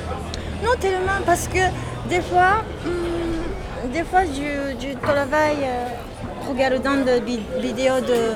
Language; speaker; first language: French; non-native, learner; Japanese